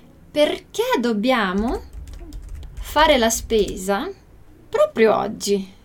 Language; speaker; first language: Italian; non-native, fluent; Portuguese